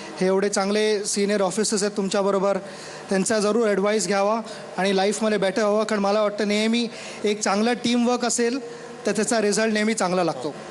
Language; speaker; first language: Marathi; native; Marathi